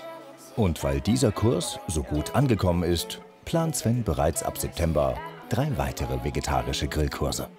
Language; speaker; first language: German; native; German